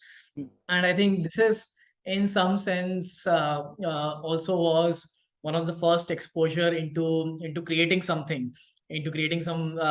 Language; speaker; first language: English; non-native, local second language; Hindi